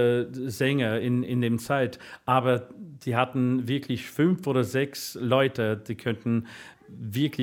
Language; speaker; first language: German; non-native, learner; English